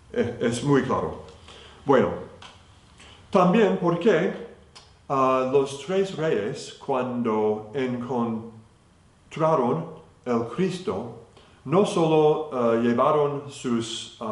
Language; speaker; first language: Spanish; non-native, fluent; English